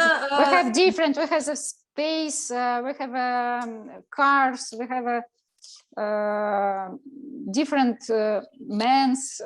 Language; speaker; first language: English; non-native, learner; Russian